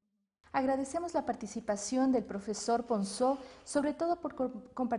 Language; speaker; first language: Spanish; native; Spanish